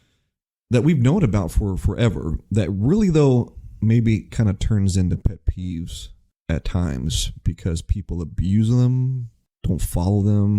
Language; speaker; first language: English; native; English